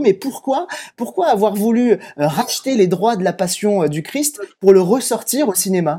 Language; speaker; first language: French; native; French